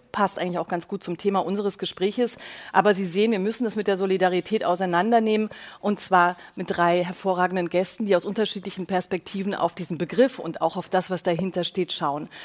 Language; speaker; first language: German; native; German